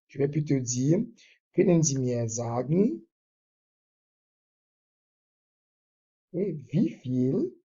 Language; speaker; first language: German; non-native, fluent; French